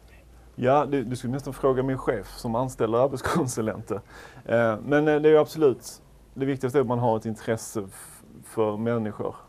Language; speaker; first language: Swedish; native; Swedish